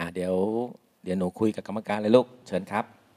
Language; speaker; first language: Thai; native; Thai